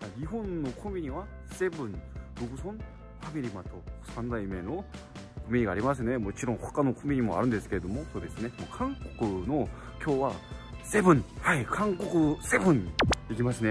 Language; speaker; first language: Japanese; non-native, fluent; Korean